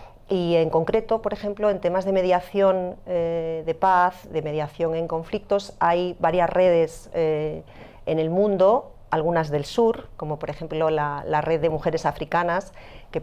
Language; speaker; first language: Spanish; native; Spanish